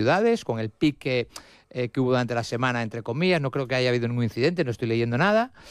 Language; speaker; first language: Spanish; native; Spanish